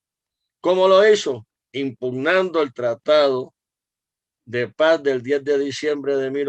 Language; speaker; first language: Spanish; native; Spanish